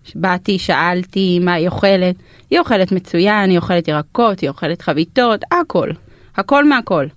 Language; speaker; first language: Hebrew; native; Hebrew